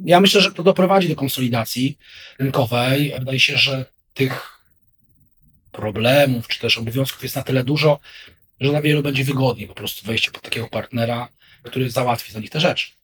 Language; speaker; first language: Polish; native; Polish